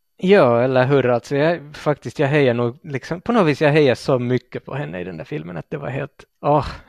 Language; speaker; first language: Swedish; native; Swedish